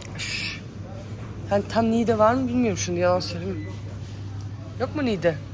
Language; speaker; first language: Turkish; early bilingual, heritage; Turkish